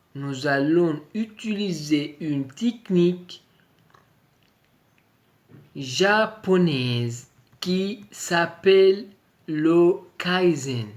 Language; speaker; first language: French; native; French